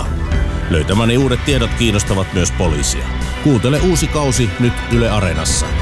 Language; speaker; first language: Finnish; native; Finnish